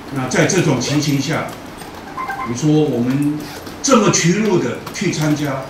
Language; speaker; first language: Chinese; native; Chinese